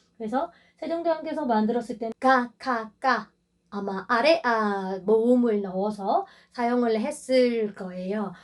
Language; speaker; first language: Korean; non-native, fluent; Burmese